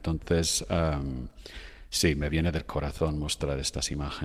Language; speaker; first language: Spanish; non-native, fluent; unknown